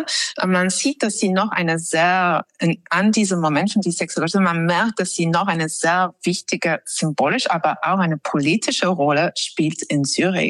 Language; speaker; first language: German; non-native, fluent; English